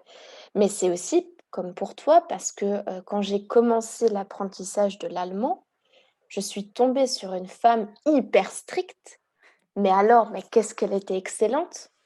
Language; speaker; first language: French; early bilingual, heritage; Hungarian